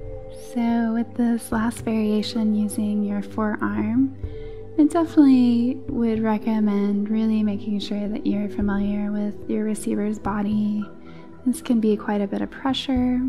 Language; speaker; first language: English; native; English